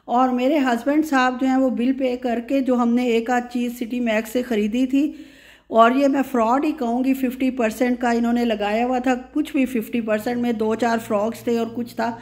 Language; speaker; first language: Hindi; native; Hindi